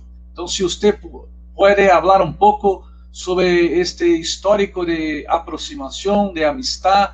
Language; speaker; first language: Spanish; non-native, learner; Portuguese